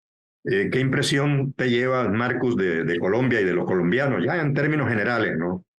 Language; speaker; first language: Spanish; native; Spanish